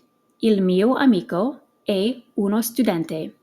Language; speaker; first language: Italian; non-native, fluent; English